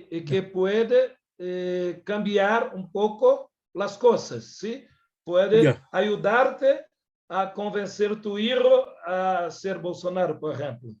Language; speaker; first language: Spanish; non-native, learner; Portuguese